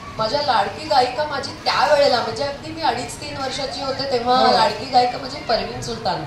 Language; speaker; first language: Marathi; non-native, local second language; Konkani